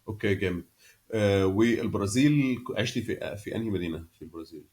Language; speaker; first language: Arabic; native; Arabic